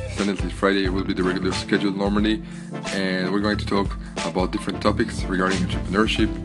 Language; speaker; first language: English; non-native, fluent; French